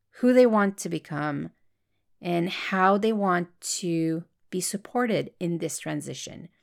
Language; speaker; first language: English; non-native, fluent; French